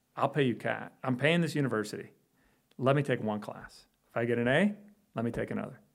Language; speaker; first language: English; native; English